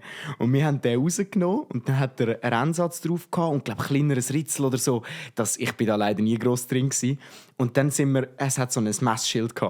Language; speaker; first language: German; native; German